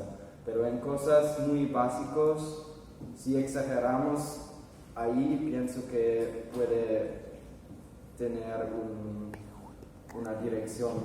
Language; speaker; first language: Spanish; non-native, fluent; German